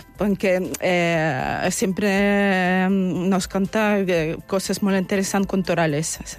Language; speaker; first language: Catalan; non-native, learner; Russian